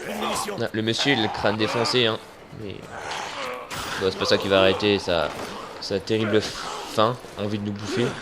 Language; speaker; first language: French; native; French